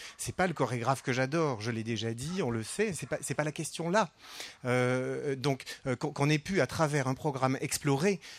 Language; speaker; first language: French; native; French